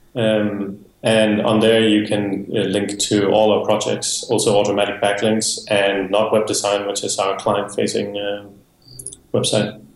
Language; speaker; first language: English; non-native, fluent; Danish